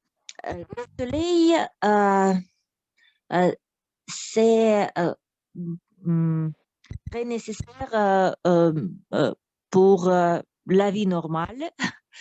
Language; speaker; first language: French; non-native, learner; Russian